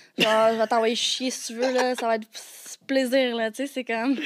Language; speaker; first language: French; native; French